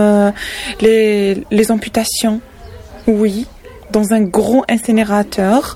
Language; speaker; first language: French; non-native, local second language; Arabic